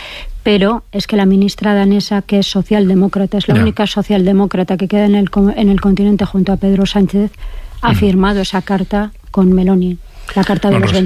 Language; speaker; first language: Spanish; native; Spanish